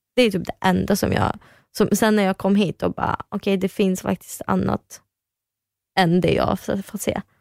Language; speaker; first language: Swedish; early bilingual, other home language; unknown